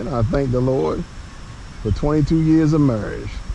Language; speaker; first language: English; native; English